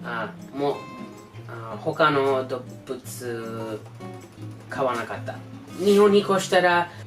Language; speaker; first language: Japanese; non-native, learner; English